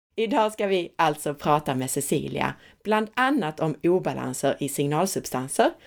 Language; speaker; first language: Swedish; native; Swedish